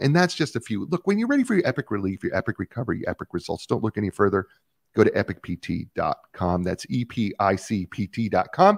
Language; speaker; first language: English; native; English